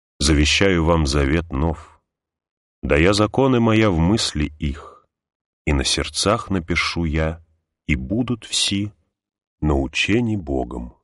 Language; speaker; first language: Russian; native; Russian